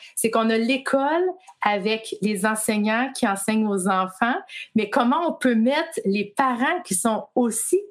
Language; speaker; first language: French; native; French